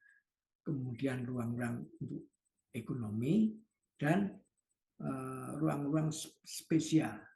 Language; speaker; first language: Indonesian; native; Indonesian